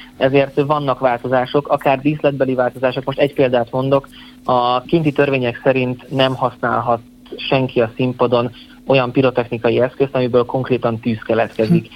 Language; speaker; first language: Hungarian; native; Hungarian